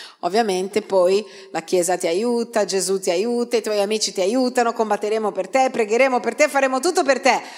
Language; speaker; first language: Italian; non-native, fluent; Portuguese